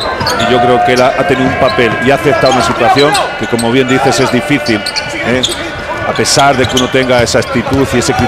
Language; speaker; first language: Spanish; native; Spanish